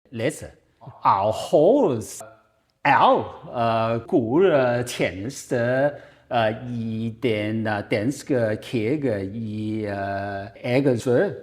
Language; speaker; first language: Danish; non-native, learner; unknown